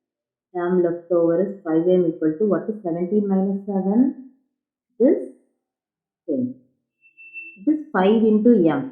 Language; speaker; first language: English; non-native, local second language; Tamil